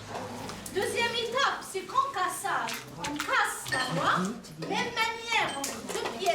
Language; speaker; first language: French; non-native, local second language; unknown